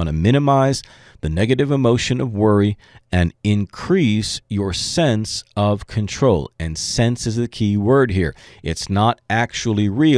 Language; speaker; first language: English; native; English